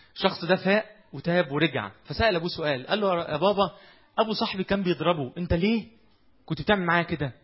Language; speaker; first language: Arabic; native; Arabic